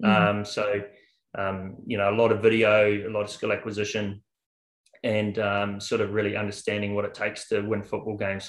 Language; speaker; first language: English; native; English